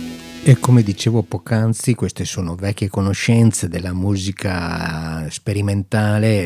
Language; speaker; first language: Italian; native; Italian